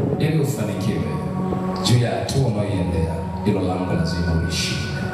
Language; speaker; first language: Swahili; native; Swahili